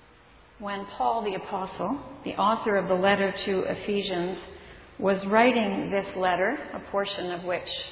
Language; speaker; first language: English; native; English